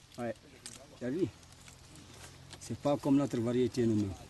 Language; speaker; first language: French; non-native, local second language; Arabic